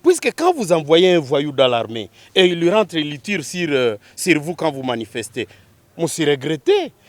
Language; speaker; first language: French; non-native, local second language; Swahili